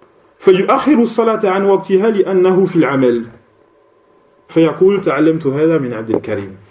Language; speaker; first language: Arabic; non-native, fluent; French